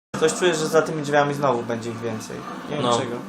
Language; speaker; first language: Polish; native; Polish